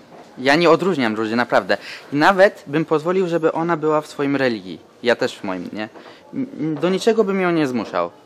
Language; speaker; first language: Polish; early bilingual, other home language; Turkish